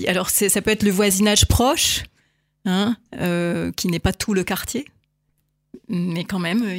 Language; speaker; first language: French; native; French